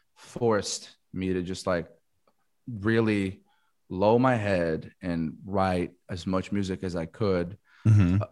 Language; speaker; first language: English; non-native, fluent; Portuguese